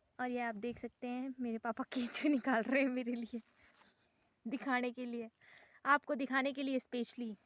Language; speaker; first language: Hindi; native; Hindi